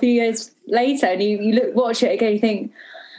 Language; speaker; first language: English; native; English